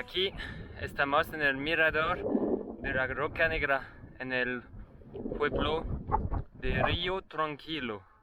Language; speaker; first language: Spanish; non-native, learner; French